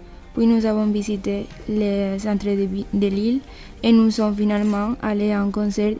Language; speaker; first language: French; non-native, learner; Spanish